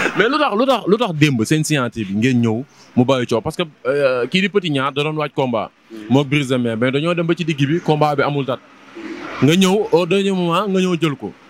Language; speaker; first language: Wolof; native; Wolof